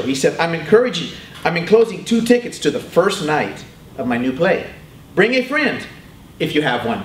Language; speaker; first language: English; native; English